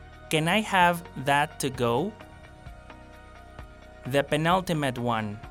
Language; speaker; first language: English; non-native, fluent; Spanish